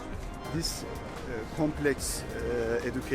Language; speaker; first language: English; non-native, learner; Turkish